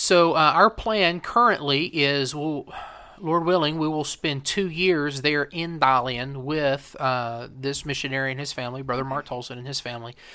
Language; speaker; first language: English; native; English